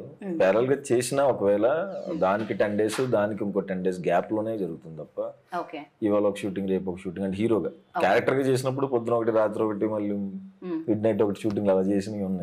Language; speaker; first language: Telugu; native; Telugu